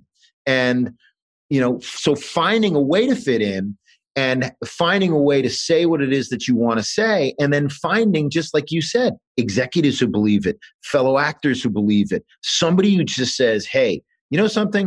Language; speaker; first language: English; native; English